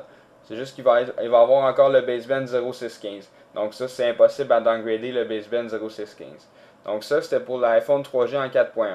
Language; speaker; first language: French; native; French